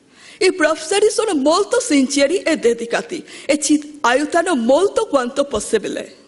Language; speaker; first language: Italian; non-native, learner; Bangla